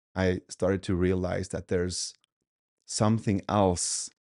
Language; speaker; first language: English; early bilingual, other home language; Swedish